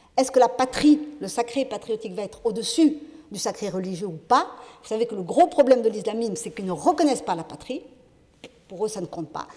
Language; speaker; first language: French; non-native, local second language; Arabic